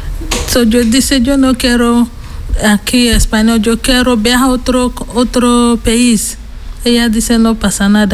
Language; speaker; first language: Spanish; non-native, learner; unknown